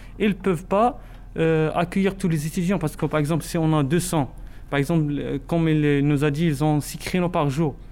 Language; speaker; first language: French; non-native, local second language; Arabic